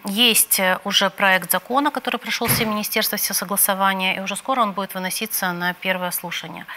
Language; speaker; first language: Russian; native; Russian